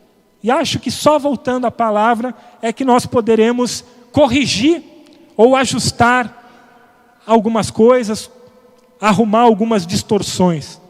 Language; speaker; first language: Portuguese; native; Portuguese